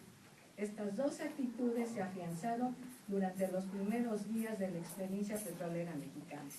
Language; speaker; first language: Spanish; native; Spanish